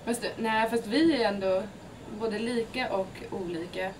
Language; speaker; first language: Swedish; native; Swedish